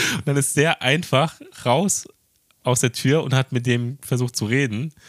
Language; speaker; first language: German; native; German